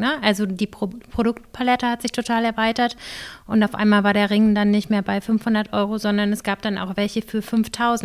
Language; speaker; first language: German; native; German